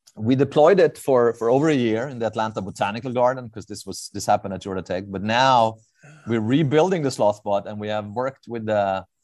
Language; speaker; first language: English; non-native, fluent; Swedish